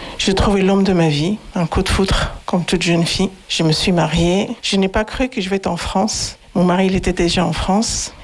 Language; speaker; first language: French; non-native, fluent; Arabic